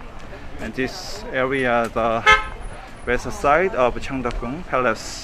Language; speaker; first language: English; non-native, fluent; Korean